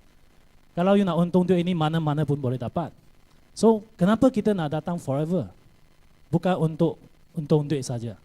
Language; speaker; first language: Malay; non-native, local second language; Chinese